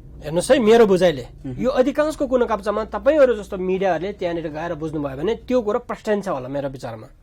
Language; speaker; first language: Nepali; non-native, local second language; Sherpa